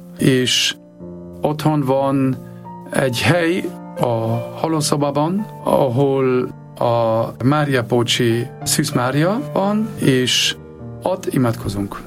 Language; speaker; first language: Hungarian; non-native, fluent; German